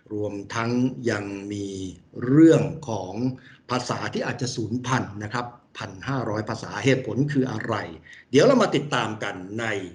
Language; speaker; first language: Thai; native; Thai